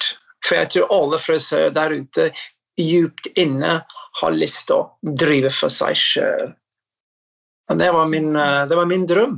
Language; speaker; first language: Norwegian; non-native, fluent; English